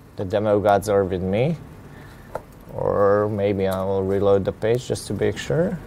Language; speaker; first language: English; non-native, fluent; Hungarian